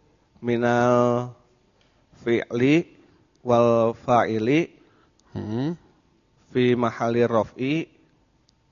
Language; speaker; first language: Arabic; non-native, learner; Indonesian